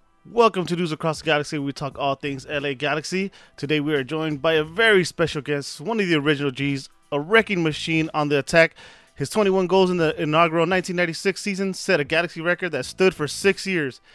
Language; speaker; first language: English; early bilingual, other home language; Spanish